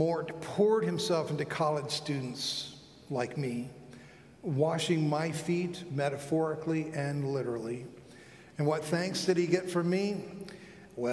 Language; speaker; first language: English; native; English